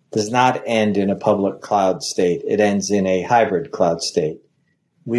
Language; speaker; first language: English; native; English